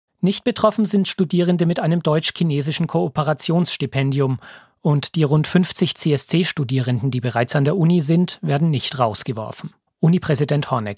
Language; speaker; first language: German; native; German